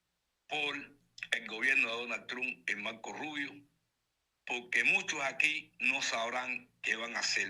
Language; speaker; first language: Spanish; native; Spanish